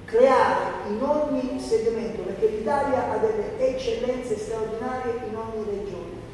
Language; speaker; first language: Italian; native; Italian